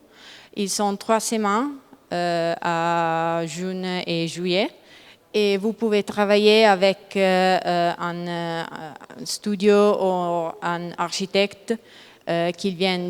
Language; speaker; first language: French; non-native, learner; Italian